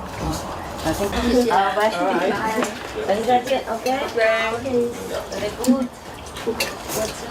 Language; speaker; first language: Chinese; non-native, fluent; Vietnamese